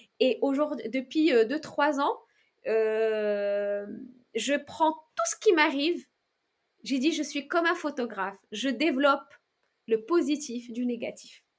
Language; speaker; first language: French; non-native, local second language; Arabic